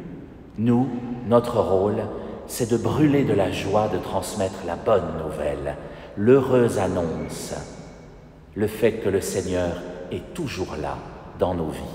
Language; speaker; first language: French; native; French